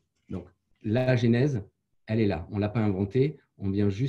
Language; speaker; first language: French; native; French